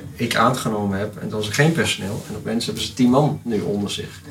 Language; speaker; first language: Dutch; native; Dutch